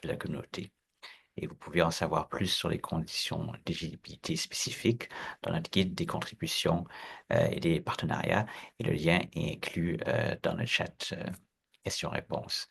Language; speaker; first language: French; native; French